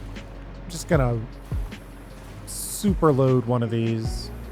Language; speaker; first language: English; native; English